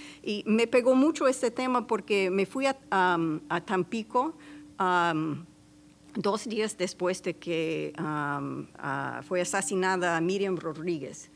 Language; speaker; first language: Spanish; non-native, fluent; English